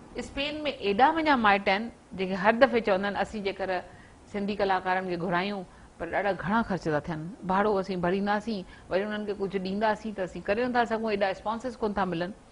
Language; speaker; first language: Sindhi; early bilingual, heritage; Sindhi